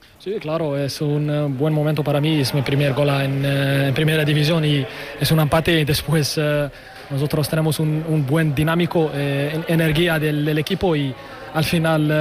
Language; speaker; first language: Spanish; non-native, learner; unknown